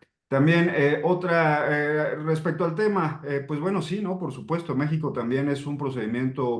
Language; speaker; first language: Spanish; native; Spanish